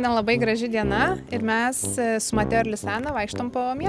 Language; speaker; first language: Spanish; non-native, fluent; Lithuanian